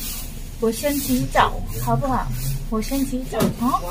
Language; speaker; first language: Chinese; non-native, learner; Indonesian